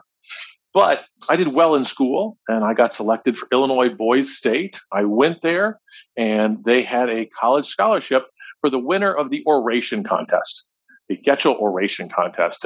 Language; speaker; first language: English; native; English